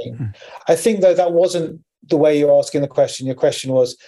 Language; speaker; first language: English; native; English